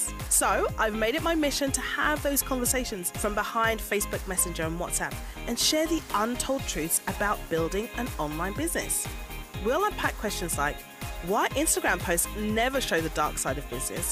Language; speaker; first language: English; native; English